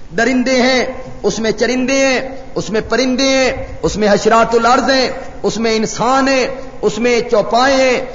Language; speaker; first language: Urdu; non-native, local second language; Punjabi